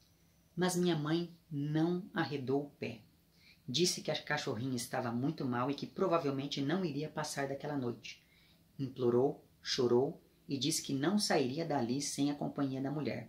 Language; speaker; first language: Portuguese; native; Portuguese